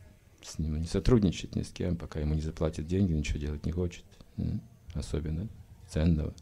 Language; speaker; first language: Russian; native; Russian